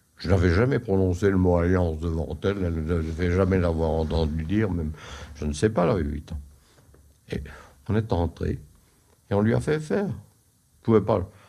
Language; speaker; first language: French; native; French